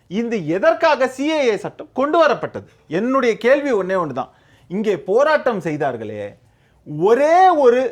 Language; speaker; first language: Tamil; native; Tamil